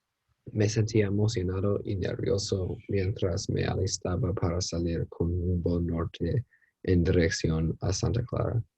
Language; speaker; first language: Spanish; non-native, learner; English